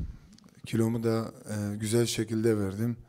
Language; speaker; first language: Turkish; early bilingual, heritage; Turkish